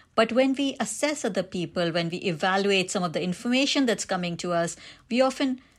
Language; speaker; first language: English; non-native, local second language; Hindi